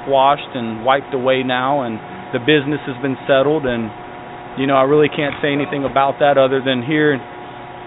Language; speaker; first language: English; native; English